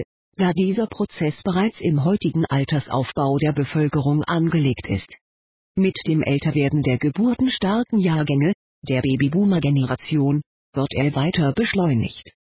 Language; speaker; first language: German; native; German